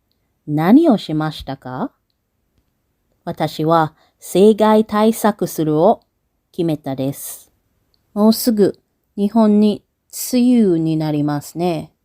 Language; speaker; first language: Japanese; non-native, learner; English